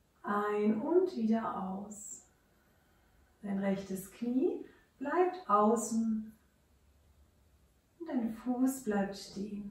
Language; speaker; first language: German; native; German